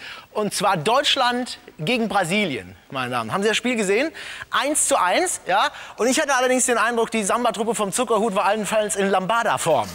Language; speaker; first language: German; native; German